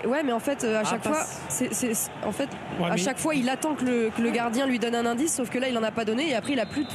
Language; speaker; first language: French; native; French